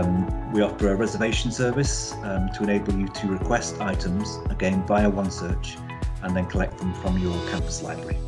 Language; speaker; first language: English; native; English